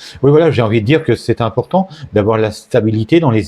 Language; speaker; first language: French; native; French